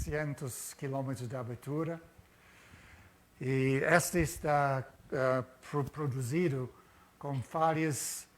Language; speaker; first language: Spanish; non-native, fluent; Portuguese